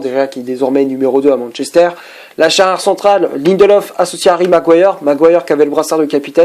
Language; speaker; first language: French; native; French